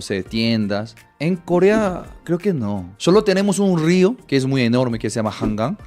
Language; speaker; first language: Spanish; non-native, fluent; Korean